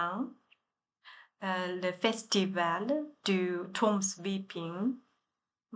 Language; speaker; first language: French; non-native, learner; Chinese